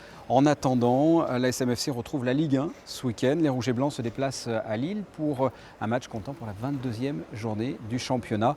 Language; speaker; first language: French; native; French